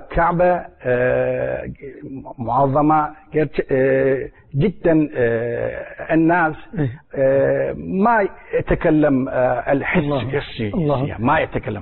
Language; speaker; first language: Arabic; non-native, learner; Turkish